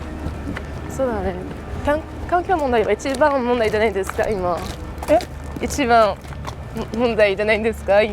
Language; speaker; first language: Japanese; non-native, learner; French